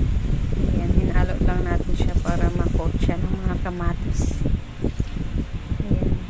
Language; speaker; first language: Filipino; native; Filipino